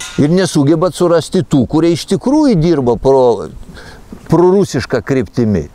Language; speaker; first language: Lithuanian; native; Lithuanian